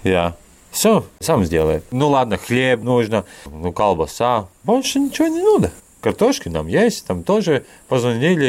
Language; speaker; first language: Russian; non-native, local second language; Latvian